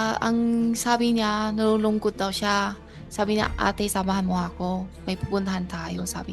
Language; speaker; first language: Filipino; non-native, learner; Chinese